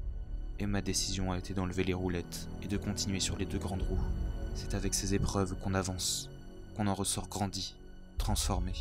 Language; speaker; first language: French; native; French